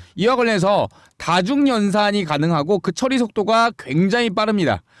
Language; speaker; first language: Korean; native; Korean